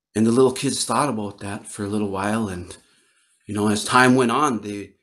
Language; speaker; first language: English; native; English